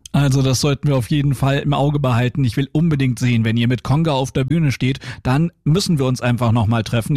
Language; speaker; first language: German; native; German